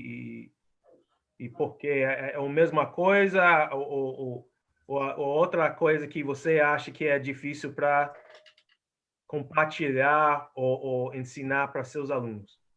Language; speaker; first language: Portuguese; non-native, fluent; English